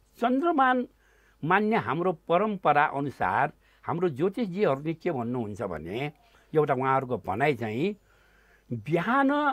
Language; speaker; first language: Nepali; non-native, local second language; Newari